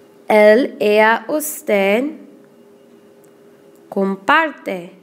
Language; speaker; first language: Spanish; non-native, fluent; English